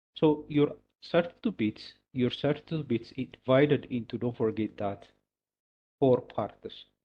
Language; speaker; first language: English; non-native, local second language; Amharic